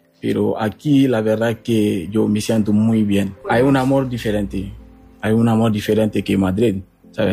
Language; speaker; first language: Spanish; non-native, learner; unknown